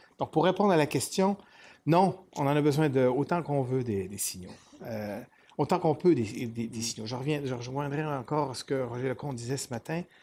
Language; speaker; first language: French; native; French